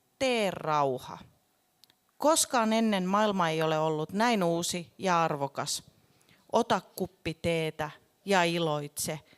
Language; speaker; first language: Finnish; native; Finnish